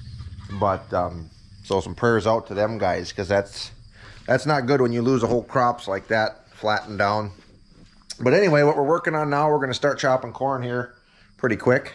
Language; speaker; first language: English; native; English